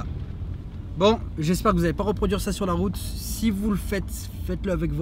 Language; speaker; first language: French; native; French